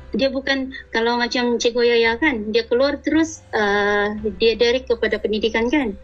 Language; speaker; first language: Malay; native; Malay